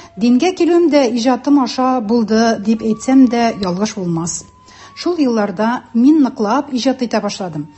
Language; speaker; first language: Tatar; native; Tatar